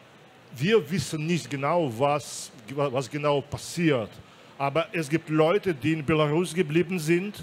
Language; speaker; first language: German; non-native, fluent; Belarusian